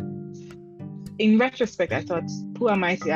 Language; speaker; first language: English; non-native, local second language; Igbo